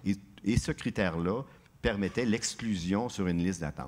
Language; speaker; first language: French; native; French